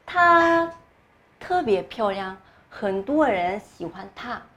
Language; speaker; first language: Chinese; non-native, learner; Korean